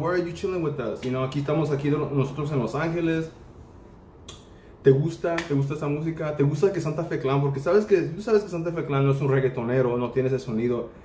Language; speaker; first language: Spanish; native; Spanish